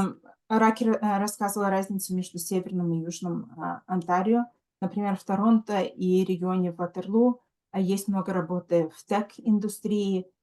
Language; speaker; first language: Russian; early bilingual, heritage; Russian